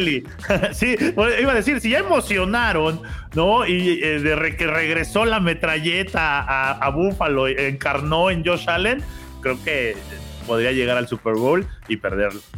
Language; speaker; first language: Spanish; native; Spanish